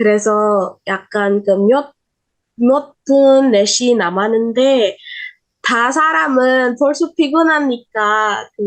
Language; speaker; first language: Korean; non-native, learner; Indonesian